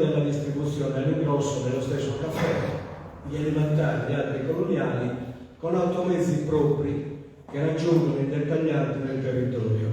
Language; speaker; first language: Italian; native; Italian